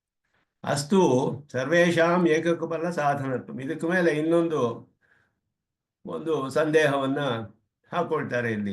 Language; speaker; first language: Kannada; native; Kannada